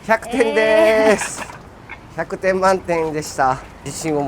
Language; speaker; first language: Japanese; native; Japanese